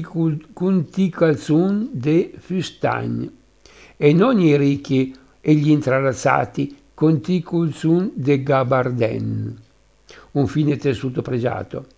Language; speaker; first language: Italian; native; Italian